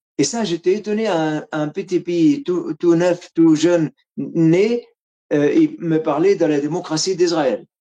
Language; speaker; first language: French; non-native, fluent; Arabic